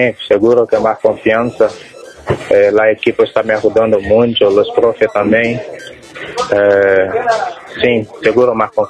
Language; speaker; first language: Spanish; non-native, learner; Portuguese